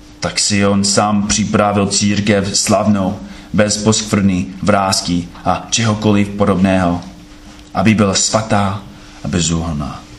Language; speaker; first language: Czech; non-native, fluent; English